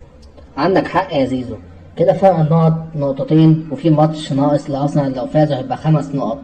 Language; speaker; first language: Arabic; native; Arabic